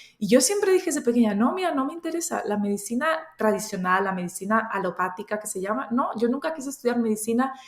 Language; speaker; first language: Spanish; native; Spanish